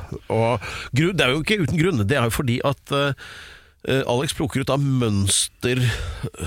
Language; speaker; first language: Norwegian; native; Norwegian